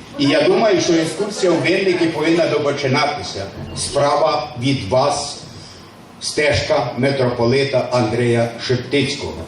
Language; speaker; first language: Ukrainian; native; Ukrainian